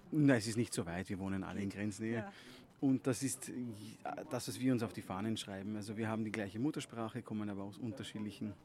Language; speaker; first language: German; non-native, local second language; Croatian